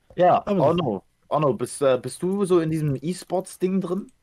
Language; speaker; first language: German; early bilingual, other home language; Ukrainian